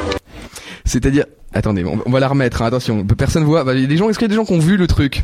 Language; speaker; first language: French; native; French